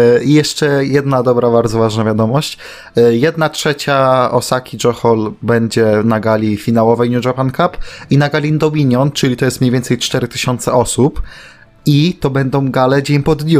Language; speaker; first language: Polish; native; Polish